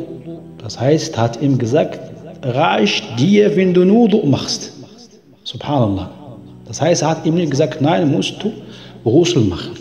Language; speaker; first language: German; non-native, fluent; Arabic